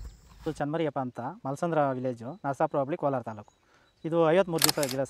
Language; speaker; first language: Kannada; native; Kannada